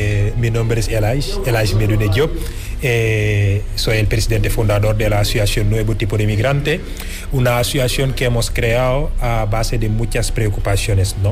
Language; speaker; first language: Spanish; non-native, fluent; Wolof